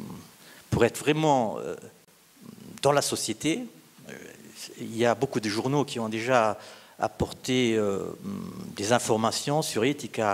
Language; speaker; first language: French; non-native, local second language; Luxembourgish